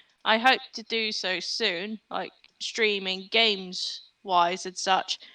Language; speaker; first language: English; native; English